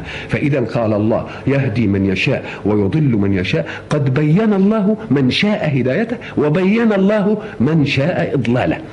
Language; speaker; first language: Arabic; native; Arabic